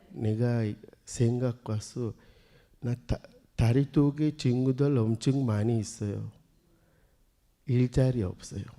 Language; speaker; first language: Korean; non-native, learner; Sinhala